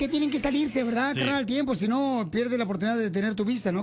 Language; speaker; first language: Spanish; native; Spanish